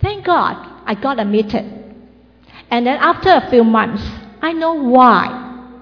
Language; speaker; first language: English; non-native, local second language; Chinese